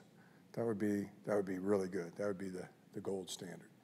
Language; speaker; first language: English; native; English